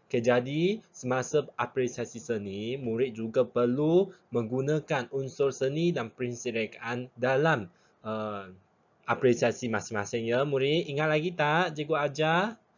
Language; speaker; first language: Malay; non-native, local second language; Chinese